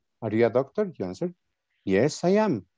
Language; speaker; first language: English; non-native, fluent; Spanish